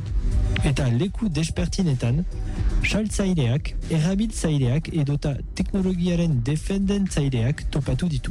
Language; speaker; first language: Basque; non-native, local second language; French